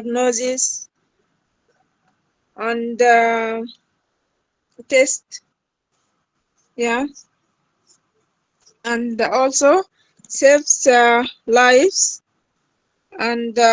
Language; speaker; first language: English; non-native, learner; Arabic